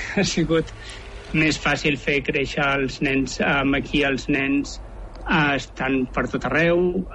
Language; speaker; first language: Catalan; native; Catalan